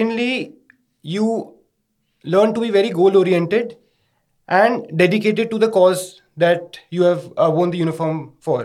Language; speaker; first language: English; non-native, local second language; Hindi